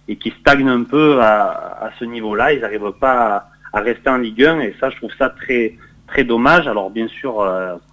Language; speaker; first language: French; native; French